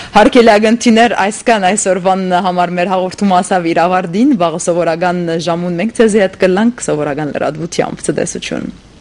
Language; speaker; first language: Armenian; native; Armenian